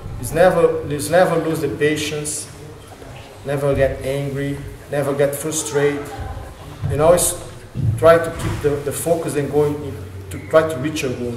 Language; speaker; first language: English; non-native, learner; Portuguese